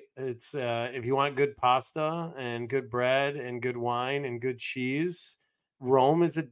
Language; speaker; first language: English; native; English